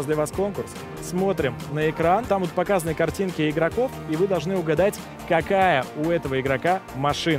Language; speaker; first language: Russian; native; Russian